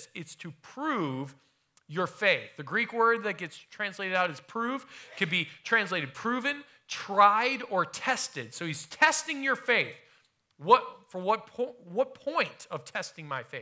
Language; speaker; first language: English; native; English